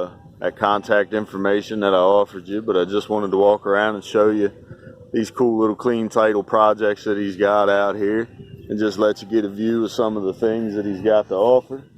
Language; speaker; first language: English; native; English